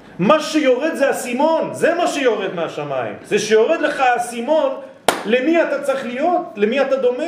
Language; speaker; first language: Hebrew; non-native, fluent; French